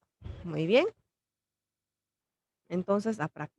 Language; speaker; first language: Spanish; non-native, local second language; Quechua